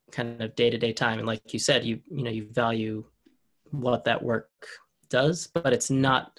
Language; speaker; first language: English; native; English